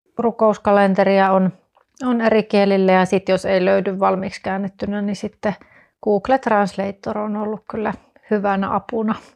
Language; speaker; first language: Finnish; native; Finnish